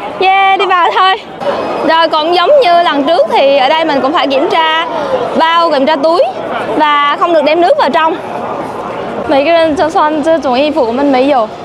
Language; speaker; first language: Vietnamese; native; Vietnamese